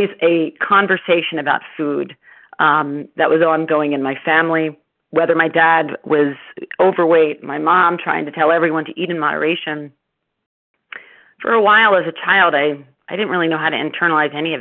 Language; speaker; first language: English; native; English